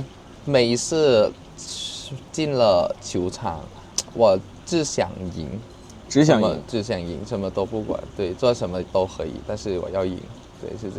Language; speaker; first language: Chinese; non-native, fluent; Thai